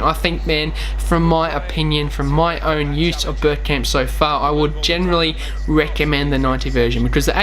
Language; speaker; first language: English; native; English